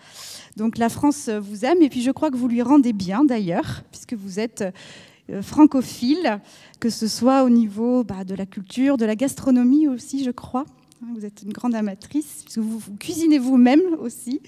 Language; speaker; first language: French; native; French